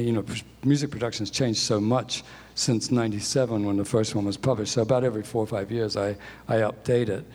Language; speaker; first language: English; native; English